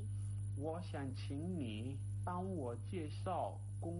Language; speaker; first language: Chinese; non-native, learner; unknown